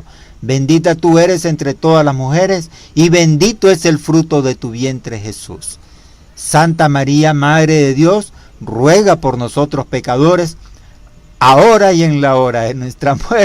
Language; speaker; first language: Spanish; native; Spanish